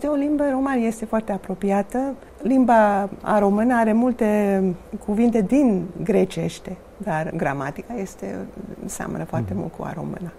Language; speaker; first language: Romanian; non-native, fluent; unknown